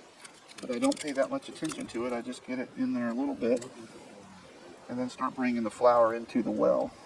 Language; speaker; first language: English; native; English